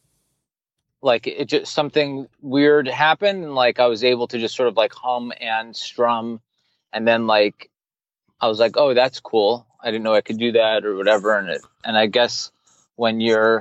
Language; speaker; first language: English; native; English